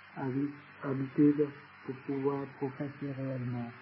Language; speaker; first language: French; non-native, fluent; Vietnamese